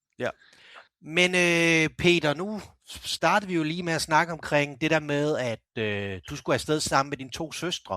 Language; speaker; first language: Danish; native; Danish